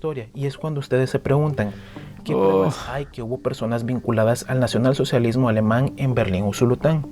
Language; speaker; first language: Spanish; native; Spanish